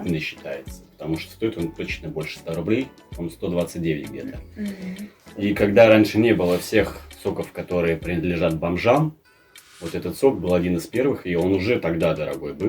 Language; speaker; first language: Russian; native; Russian